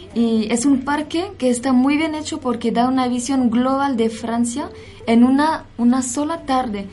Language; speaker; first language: Spanish; non-native, fluent; French